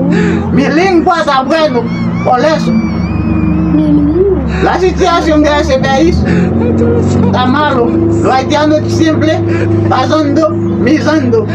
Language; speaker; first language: Spanish; non-native, learner; Haitian Creole